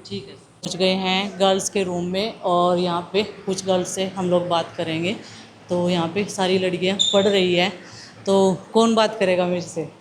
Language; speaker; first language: Hindi; native; Hindi